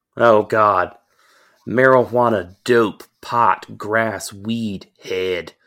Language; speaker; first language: English; native; English